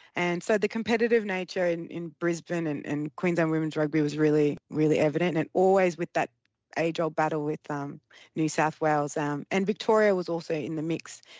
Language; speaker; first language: English; early bilingual, other home language; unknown